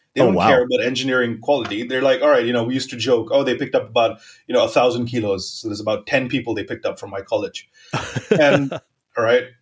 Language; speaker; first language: English; non-native, local second language; Gujarati